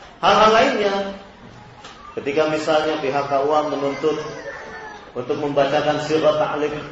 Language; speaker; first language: Indonesian; native; Indonesian